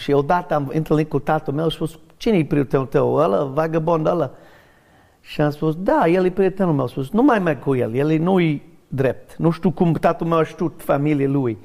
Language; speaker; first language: Romanian; non-native, learner; English